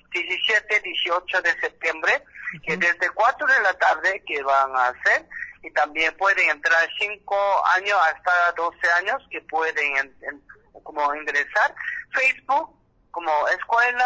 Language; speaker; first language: Spanish; non-native, learner; Korean